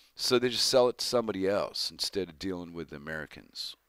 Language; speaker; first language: English; native; English